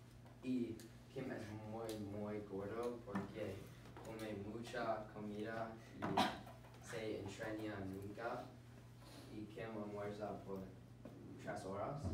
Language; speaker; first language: Spanish; non-native, learner; English